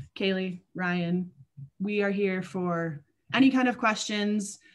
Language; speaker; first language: English; native; English